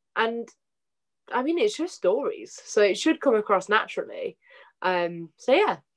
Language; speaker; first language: English; native; English